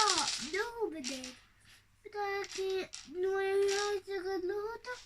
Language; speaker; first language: Finnish; non-native, learner; Estonian